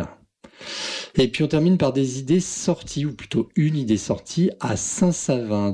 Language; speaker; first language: French; native; French